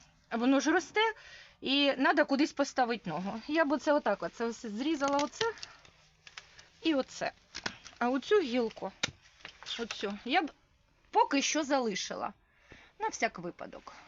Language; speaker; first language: Ukrainian; non-native, local second language; Russian